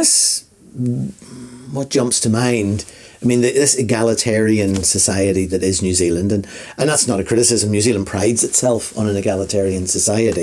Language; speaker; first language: English; native; English